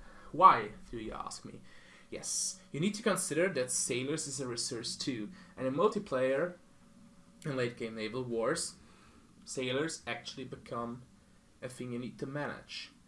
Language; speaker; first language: English; non-native, fluent; German